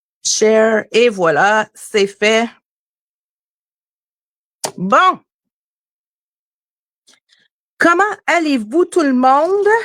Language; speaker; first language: French; native; French